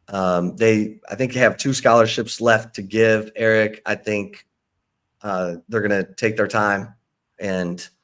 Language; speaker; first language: English; native; English